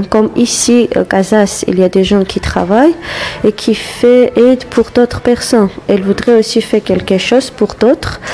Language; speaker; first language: French; non-native, learner; Russian